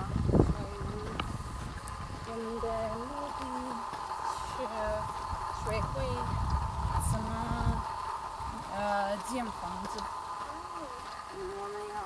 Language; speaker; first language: Chinese; non-native, fluent; Spanish